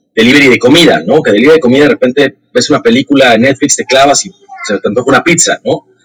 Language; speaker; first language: Spanish; native; Spanish